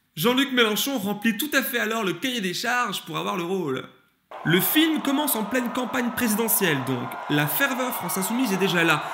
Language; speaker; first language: French; early bilingual, other home language; Turkish